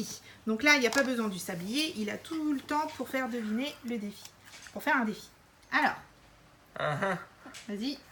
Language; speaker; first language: French; native; French